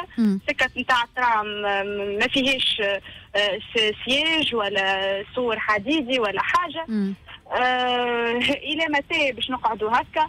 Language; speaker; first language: Arabic; native; Arabic